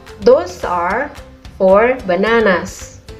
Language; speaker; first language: English; non-native, learner; Indonesian